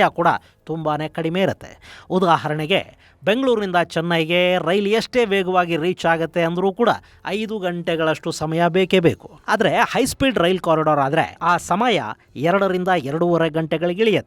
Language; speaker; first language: Kannada; native; Kannada